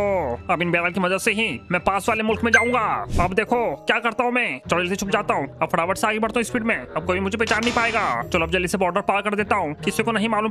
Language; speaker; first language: Hindi; native; Hindi